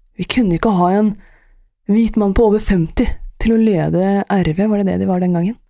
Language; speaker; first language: Norwegian; early bilingual, other home language; Persian